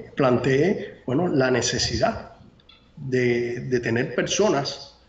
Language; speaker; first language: Spanish; native; Spanish